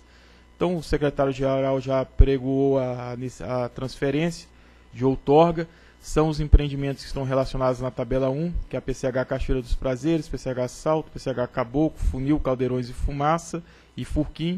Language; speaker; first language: Portuguese; native; Portuguese